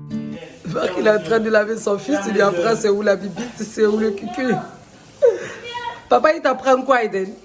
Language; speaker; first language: French; native; French